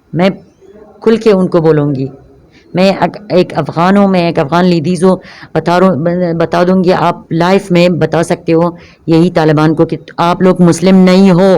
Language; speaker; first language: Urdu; non-native, local second language; Persian